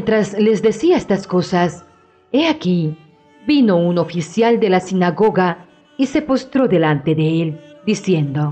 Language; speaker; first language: Spanish; native; Spanish